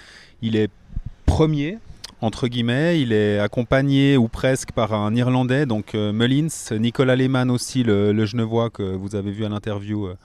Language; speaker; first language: French; native; French